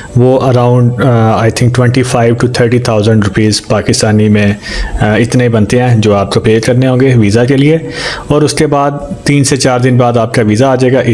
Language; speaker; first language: Urdu; native; Urdu